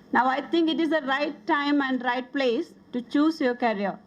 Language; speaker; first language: English; non-native, local second language; Malayalam